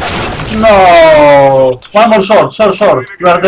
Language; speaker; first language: English; non-native, learner; Polish